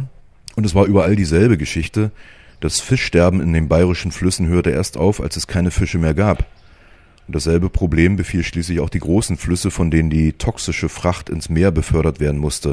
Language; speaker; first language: German; native; German